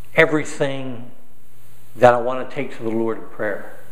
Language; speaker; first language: English; native; English